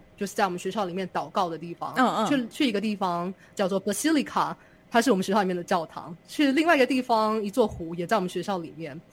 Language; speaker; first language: Chinese; native; Chinese